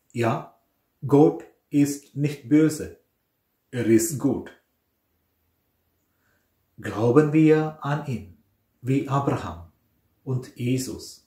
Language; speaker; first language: German; non-native, fluent; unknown